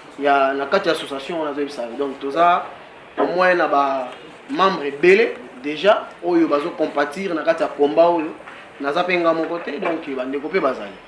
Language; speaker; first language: Lingala; non-native, local second language; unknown